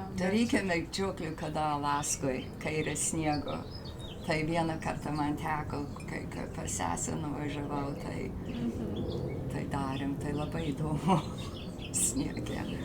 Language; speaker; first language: Lithuanian; early bilingual, heritage; Lithuanian